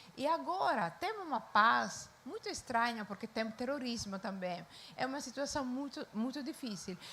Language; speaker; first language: Portuguese; non-native, fluent; Italian